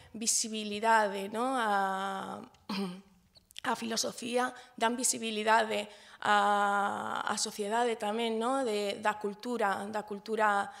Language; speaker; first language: Galician; non-native, local second language; Spanish